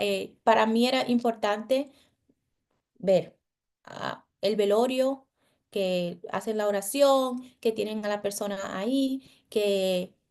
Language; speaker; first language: Spanish; early bilingual, heritage; Spanish